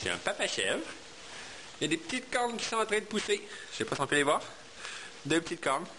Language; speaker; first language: French; native; French